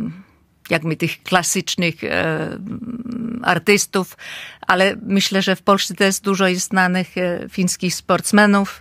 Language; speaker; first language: Polish; non-native, fluent; Finnish